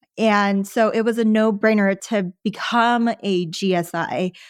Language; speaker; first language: English; early bilingual, other home language; Chinese